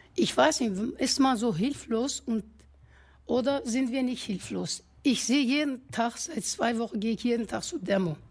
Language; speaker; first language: German; non-native, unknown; Kurdish